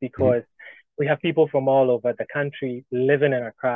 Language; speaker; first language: English; non-native, local second language; Ga